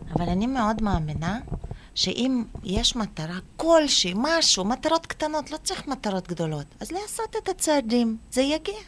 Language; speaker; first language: Hebrew; non-native, fluent; Russian